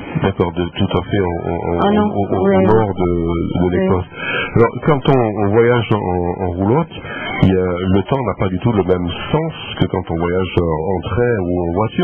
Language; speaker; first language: French; native; French